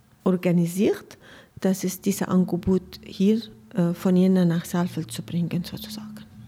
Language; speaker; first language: German; non-native, learner; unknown